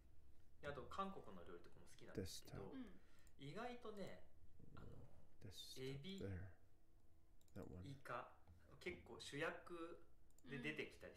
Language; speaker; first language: Japanese; native; Japanese